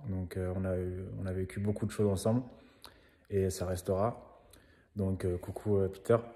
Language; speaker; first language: French; native; French